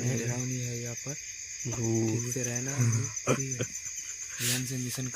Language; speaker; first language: Hindi; non-native, local second language; Bangla